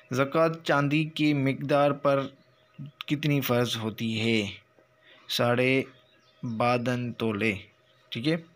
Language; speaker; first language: Urdu; non-native, local second language; Sindhi